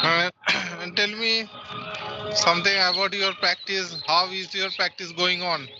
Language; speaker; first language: English; non-native, local second language; Santali